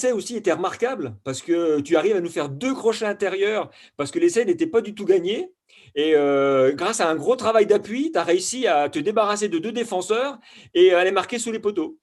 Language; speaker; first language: French; native; French